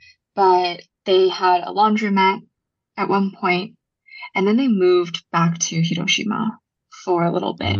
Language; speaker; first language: English; early bilingual, other home language; Japanese